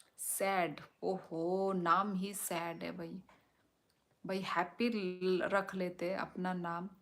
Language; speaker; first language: Hindi; non-native, local second language; Kok Borok